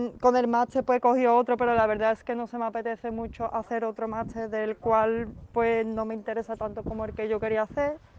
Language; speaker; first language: Spanish; native; Spanish